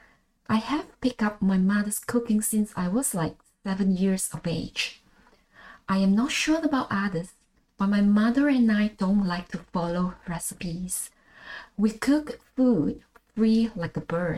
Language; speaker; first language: English; non-native, local second language; Malay